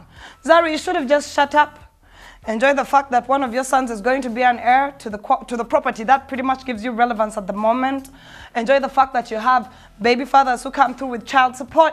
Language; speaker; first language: English; non-native, local second language; Ganda